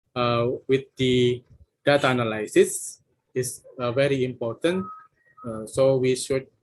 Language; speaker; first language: English; non-native, fluent; Indonesian